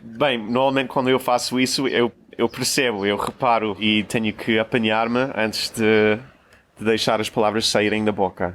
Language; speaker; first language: Portuguese; non-native, fluent; English